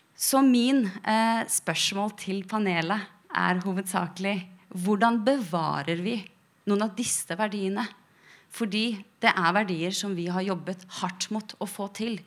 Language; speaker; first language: Norwegian; early bilingual, other home language; Persian